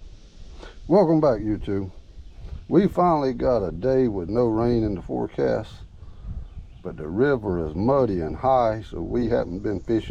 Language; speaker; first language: English; native; English